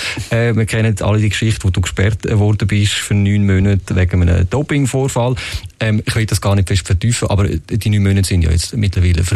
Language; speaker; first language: German; native; German